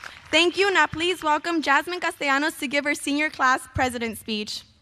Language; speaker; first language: English; early bilingual, other home language; Spanish